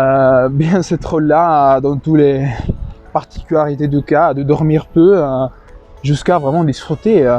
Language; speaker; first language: French; non-native, fluent; Spanish